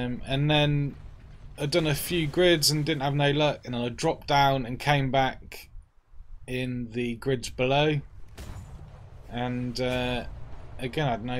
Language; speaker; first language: English; native; English